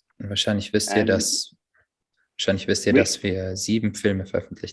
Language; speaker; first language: German; native; German